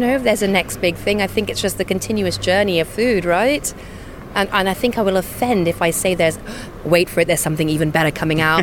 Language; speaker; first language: English; native; English